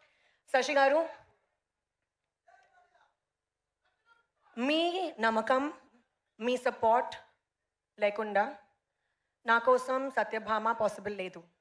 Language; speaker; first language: Telugu; non-native, learner; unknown